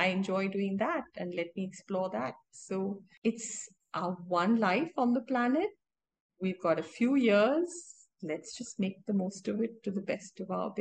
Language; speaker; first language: English; non-native, local second language; Hindi